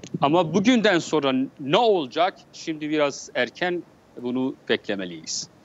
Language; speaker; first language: Turkish; non-native, learner; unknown